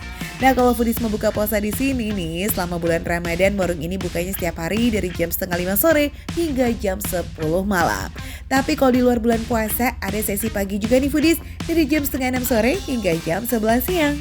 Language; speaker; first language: Indonesian; native; Indonesian